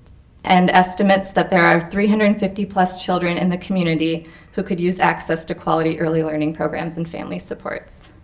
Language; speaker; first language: English; native; English